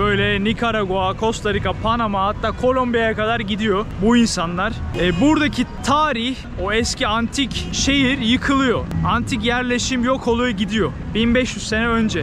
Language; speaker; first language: Turkish; native; Turkish